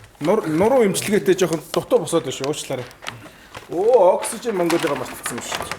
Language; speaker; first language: Mongolian; native; Mongolian